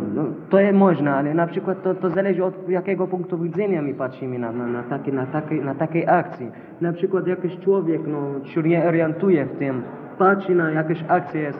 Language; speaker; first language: Polish; non-native, learner; Arabic